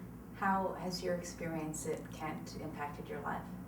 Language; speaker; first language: English; native; English